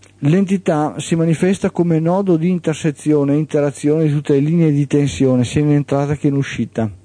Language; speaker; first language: Italian; native; Italian